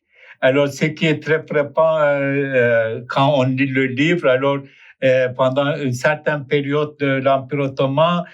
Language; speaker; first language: French; non-native, fluent; Turkish